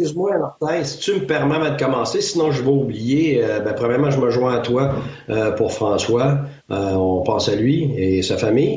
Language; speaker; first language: French; native; French